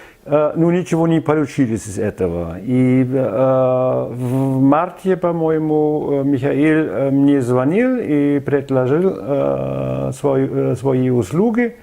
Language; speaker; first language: Russian; non-native, fluent; German